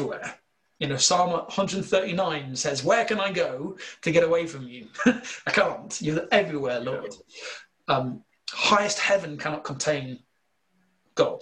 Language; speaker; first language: English; native; English